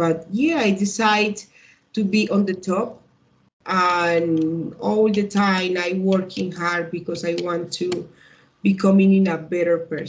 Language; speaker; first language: English; non-native, learner; Spanish